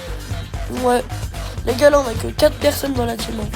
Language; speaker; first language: French; native; French